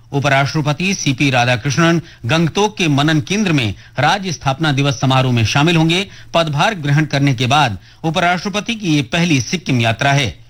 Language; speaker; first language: Hindi; native; Hindi